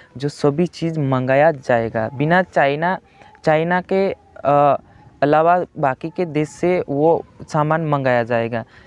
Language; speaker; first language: Hindi; non-native, local second language; Gujarati